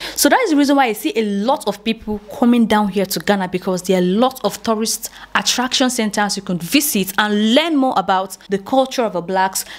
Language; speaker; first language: English; non-native, local second language; Igbo